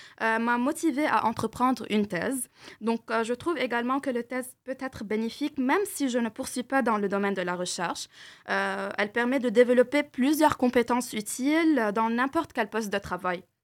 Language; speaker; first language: French; non-native, local second language; Arabic